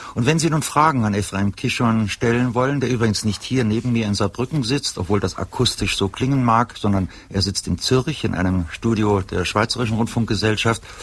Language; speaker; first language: German; native; German